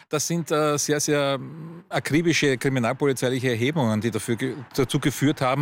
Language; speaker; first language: German; native; German